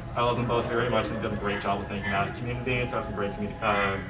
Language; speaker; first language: English; native; English